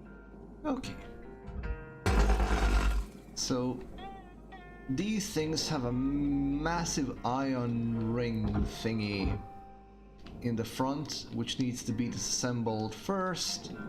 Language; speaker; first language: English; native; English